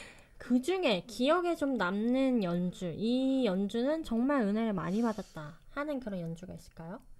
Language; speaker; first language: Korean; native; Korean